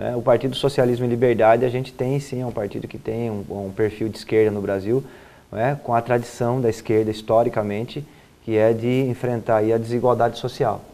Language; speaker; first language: Portuguese; native; Portuguese